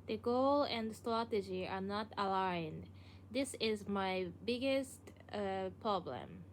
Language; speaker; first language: English; non-native, learner; Japanese